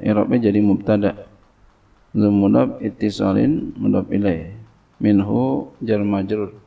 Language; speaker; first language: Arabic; non-native, fluent; Indonesian